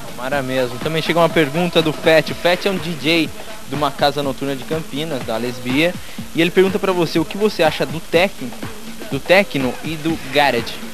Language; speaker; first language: Portuguese; native; Portuguese